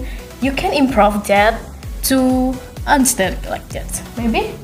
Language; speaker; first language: English; non-native, learner; Indonesian